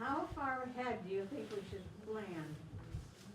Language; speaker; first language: English; native; English